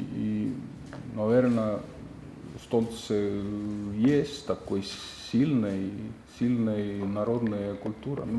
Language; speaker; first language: Russian; non-native, fluent; Estonian